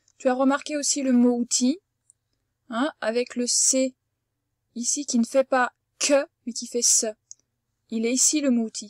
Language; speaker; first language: French; native; French